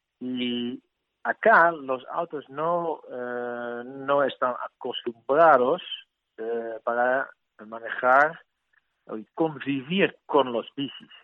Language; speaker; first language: Spanish; non-native, learner; Dutch